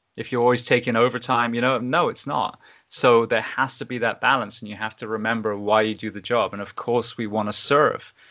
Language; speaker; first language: English; native; English